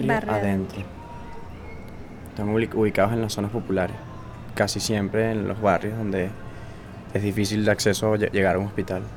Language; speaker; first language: Spanish; native; Spanish